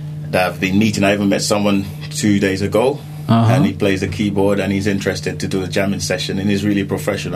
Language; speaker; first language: English; non-native, local second language; Yoruba